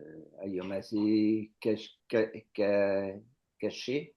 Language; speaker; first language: Hebrew; non-native, learner; French